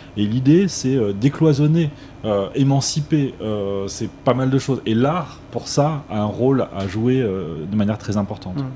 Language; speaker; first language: French; native; French